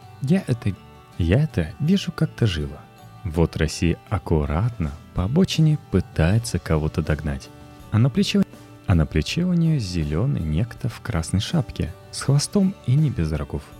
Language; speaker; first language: Russian; native; Russian